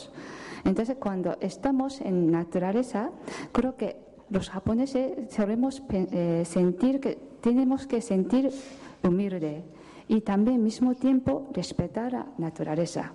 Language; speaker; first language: Spanish; non-native, fluent; Japanese